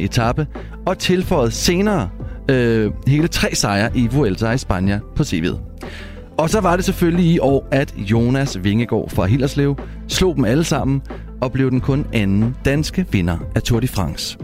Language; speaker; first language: Danish; native; Danish